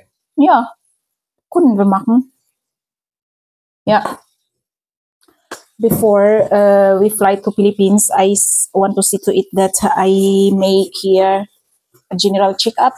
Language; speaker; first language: English; non-native, local second language; Filipino